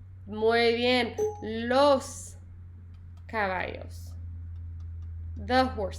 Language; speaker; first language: Spanish; non-native, learner; English